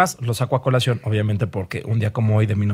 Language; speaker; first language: Spanish; native; Spanish